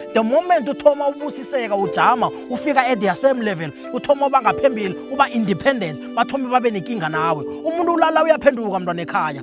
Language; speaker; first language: Zulu; non-native, local second language; South Ndebele